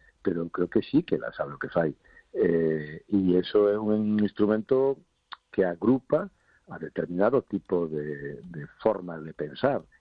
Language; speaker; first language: Galician; non-native, local second language; Spanish